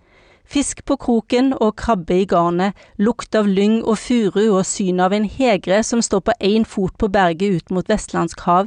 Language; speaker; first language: Norwegian; native; Norwegian